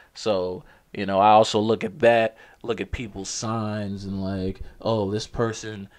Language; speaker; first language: English; native; English